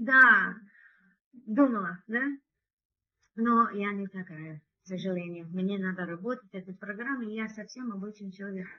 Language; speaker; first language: Russian; non-native, learner; English